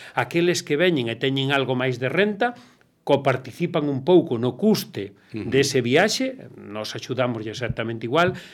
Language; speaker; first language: Galician; non-native, local second language; Spanish